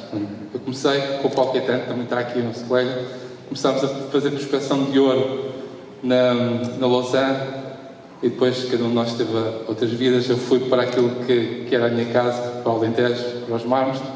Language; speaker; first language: Portuguese; native; Portuguese